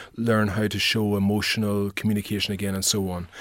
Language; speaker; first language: English; native; English